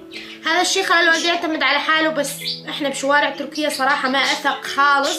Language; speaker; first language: Arabic; native; Arabic